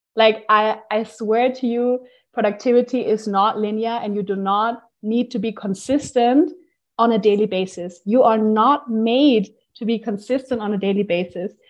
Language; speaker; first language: English; non-native, fluent; German